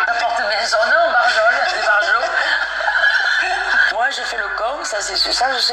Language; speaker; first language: French; native; French